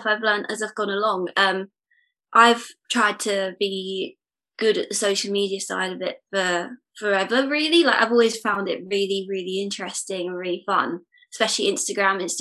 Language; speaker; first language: English; native; English